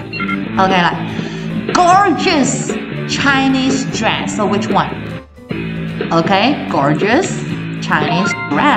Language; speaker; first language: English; non-native, fluent; Chinese